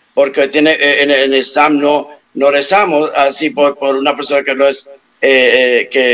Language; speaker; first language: Spanish; native; Spanish